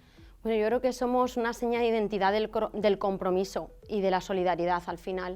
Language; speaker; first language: Spanish; native; Spanish